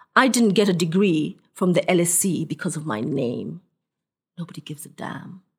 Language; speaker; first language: English; non-native, local second language; Swahili